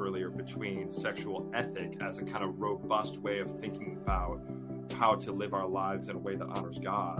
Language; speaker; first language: English; native; English